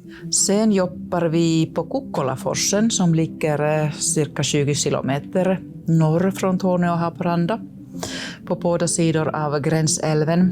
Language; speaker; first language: Swedish; non-native, local second language; Finnish